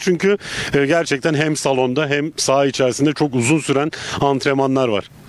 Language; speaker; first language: Turkish; native; Turkish